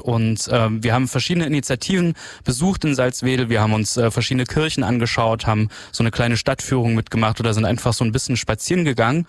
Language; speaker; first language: German; native; German